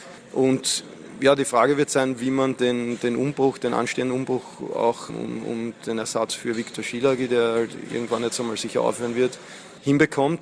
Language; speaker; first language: German; native; German